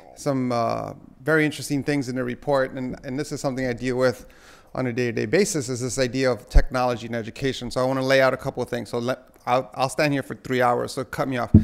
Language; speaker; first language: English; native; English